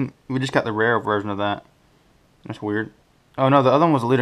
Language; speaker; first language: English; native; English